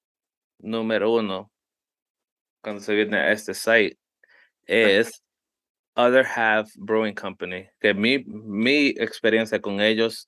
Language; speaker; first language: Spanish; early bilingual, heritage; Spanish